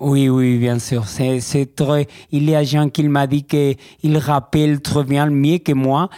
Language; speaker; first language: French; non-native, learner; Spanish